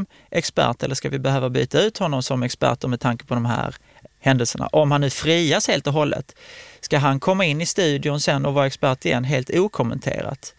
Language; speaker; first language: Swedish; native; Swedish